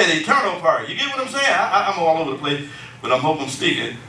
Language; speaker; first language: English; native; English